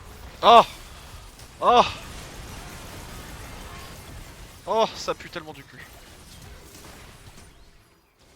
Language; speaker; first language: French; native; French